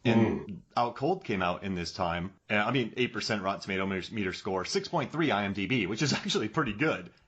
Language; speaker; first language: English; native; English